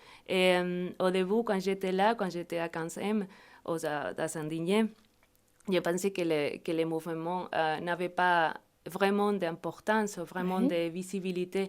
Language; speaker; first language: French; non-native, fluent; Spanish